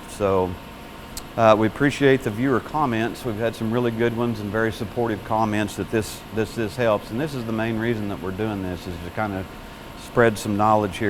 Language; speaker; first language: English; native; English